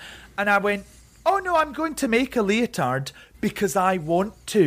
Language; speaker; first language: English; native; English